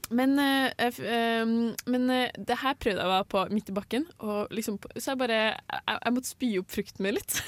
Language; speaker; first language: Norwegian; native; Norwegian